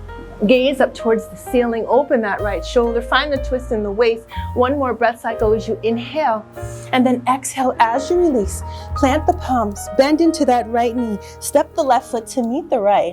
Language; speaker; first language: English; native; English